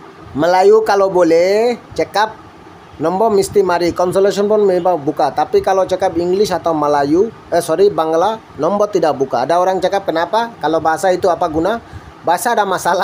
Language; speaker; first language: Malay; non-native, learner; Bangla